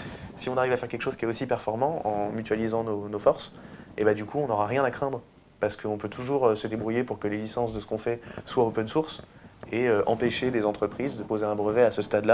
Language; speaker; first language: French; native; French